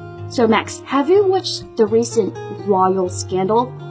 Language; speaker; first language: English; non-native, fluent; Chinese